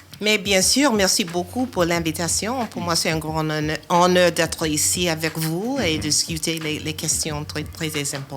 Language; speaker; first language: French; non-native, fluent; English